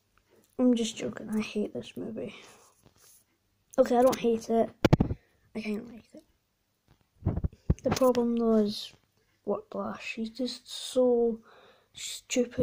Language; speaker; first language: English; native; English